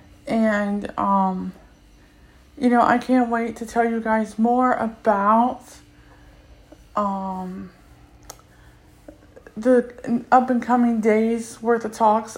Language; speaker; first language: English; native; English